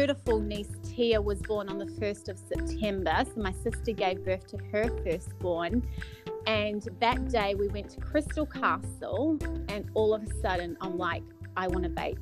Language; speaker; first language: English; native; English